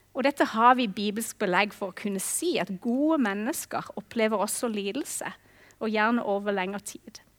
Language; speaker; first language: Norwegian; non-native, fluent; English